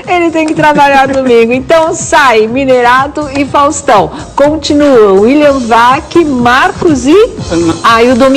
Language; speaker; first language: Portuguese; native; Portuguese